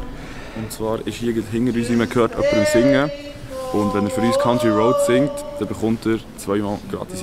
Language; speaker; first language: German; native; German